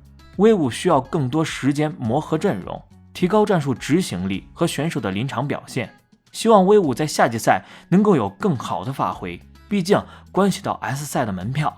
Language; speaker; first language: Chinese; native; Chinese